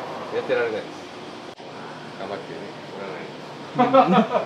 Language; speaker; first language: Japanese; native; Japanese